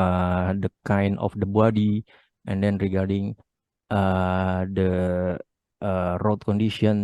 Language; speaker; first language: English; non-native, learner; Indonesian